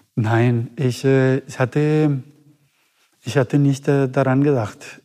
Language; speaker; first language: German; non-native, fluent; Spanish